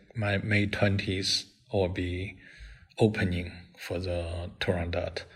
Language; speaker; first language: English; non-native, fluent; Chinese